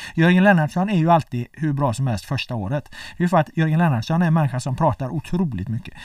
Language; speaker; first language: Swedish; native; Swedish